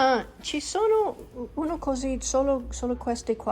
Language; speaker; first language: Italian; non-native, learner; English